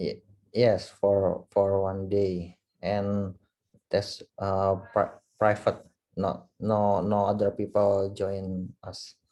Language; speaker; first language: English; non-native, learner; Indonesian